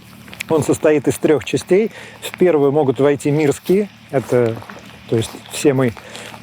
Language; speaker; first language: Russian; native; Russian